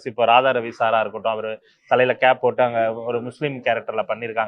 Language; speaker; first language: Tamil; native; Tamil